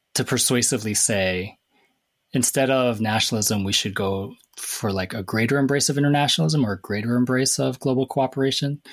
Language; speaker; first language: English; native; English